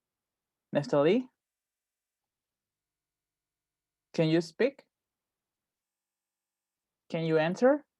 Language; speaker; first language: English; non-native, fluent; Spanish